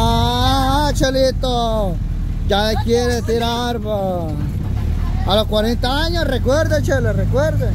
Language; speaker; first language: Spanish; native; Spanish